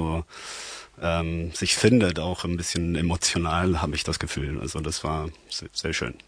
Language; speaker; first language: German; non-native, fluent; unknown